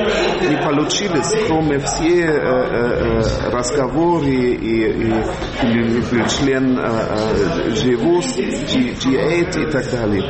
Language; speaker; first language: Russian; non-native, fluent; German